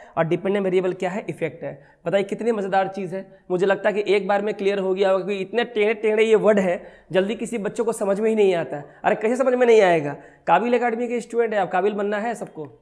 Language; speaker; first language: Hindi; native; Hindi